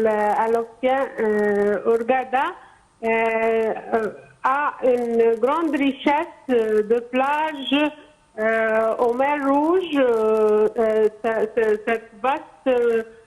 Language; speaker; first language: French; non-native, fluent; Arabic